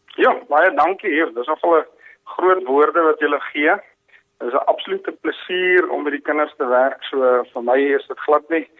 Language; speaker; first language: Afrikaans; native; Afrikaans